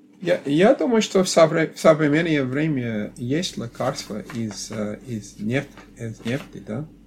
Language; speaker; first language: Russian; non-native, learner; English